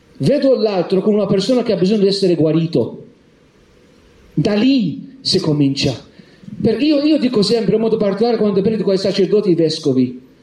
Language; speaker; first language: Italian; non-native, fluent; Maltese